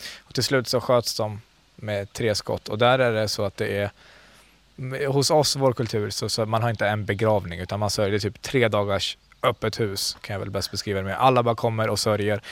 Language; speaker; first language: Swedish; early bilingual, other home language; Central Kurdish